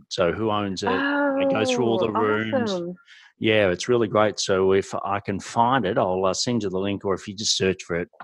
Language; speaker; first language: English; native; English